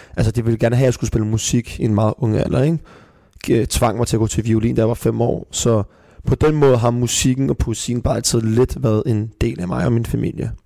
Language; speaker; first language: Danish; early bilingual, other home language; Persian